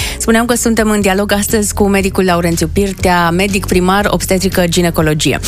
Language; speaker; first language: Romanian; native; Romanian